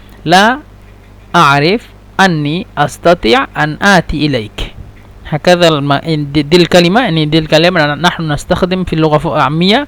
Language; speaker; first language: Arabic; non-native, fluent; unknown